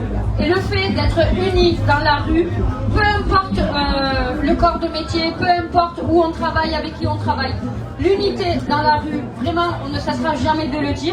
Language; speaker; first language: French; native; French